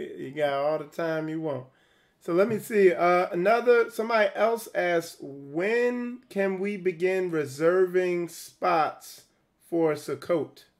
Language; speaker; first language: English; native; English